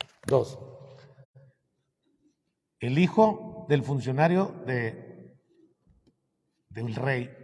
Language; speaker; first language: Spanish; native; Spanish